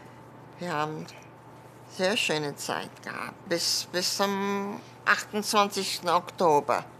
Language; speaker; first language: German; early bilingual, other home language; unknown